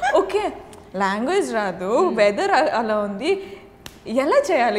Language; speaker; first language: Telugu; non-native, learner; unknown